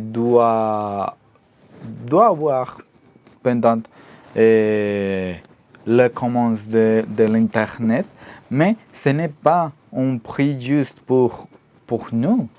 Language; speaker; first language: French; non-native, learner; Spanish